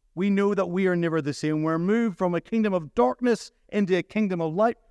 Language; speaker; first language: English; native; English